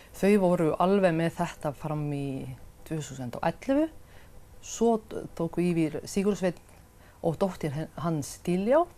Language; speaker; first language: Icelandic; non-native, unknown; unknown